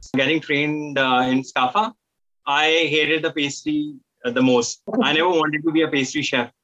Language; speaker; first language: English; non-native, local second language; Hindi